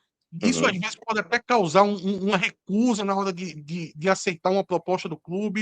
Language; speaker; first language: Portuguese; native; Portuguese